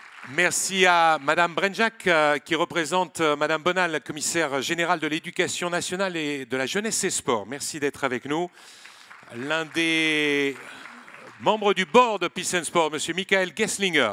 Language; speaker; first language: French; native; French